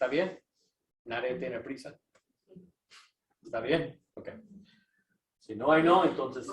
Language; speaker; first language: Spanish; non-native, learner; English